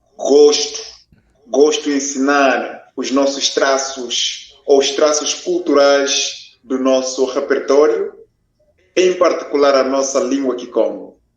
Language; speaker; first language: Portuguese; non-native, local second language; Kongo